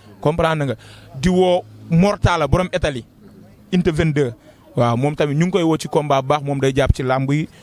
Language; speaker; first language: Wolof; native; Wolof